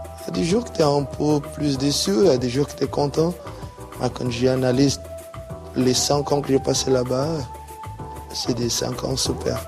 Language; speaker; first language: French; non-native, fluent; Portuguese